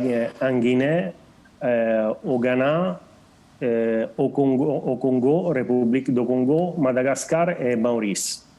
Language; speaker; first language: French; non-native, learner; Portuguese